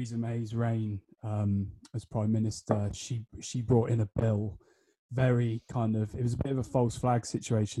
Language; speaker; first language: English; native; English